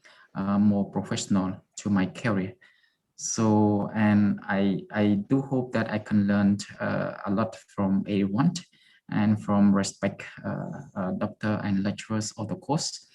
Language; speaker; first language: English; non-native, fluent; Khmer